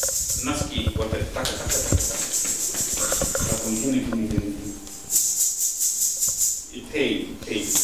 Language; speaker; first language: Russian; non-native, learner; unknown